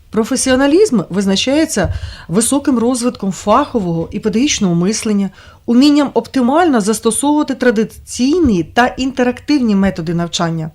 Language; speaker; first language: Ukrainian; native; Ukrainian